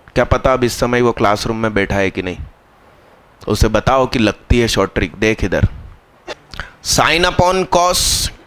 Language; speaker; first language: Hindi; non-native, local second language; Gujarati